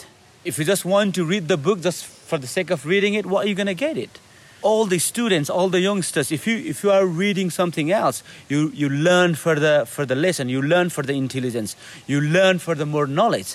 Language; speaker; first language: English; non-native, local second language; Nepali